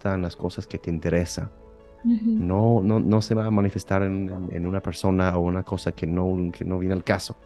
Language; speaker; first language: Spanish; early bilingual, heritage; Spanish